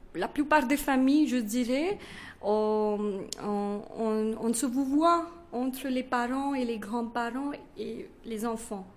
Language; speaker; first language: French; non-native, fluent; Kannada